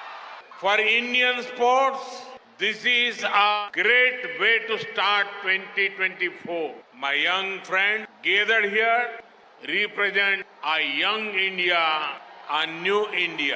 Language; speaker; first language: English; non-native, local second language; Gujarati